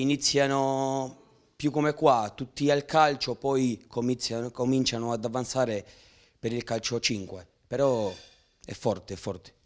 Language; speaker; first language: Italian; non-native, fluent; Spanish